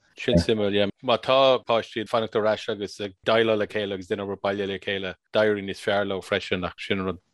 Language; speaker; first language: Irish; non-native, local second language; English